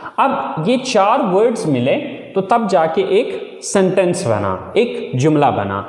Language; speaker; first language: Urdu; native; Urdu